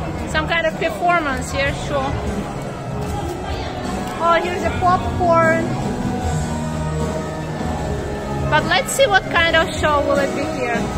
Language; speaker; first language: English; non-native, learner; Russian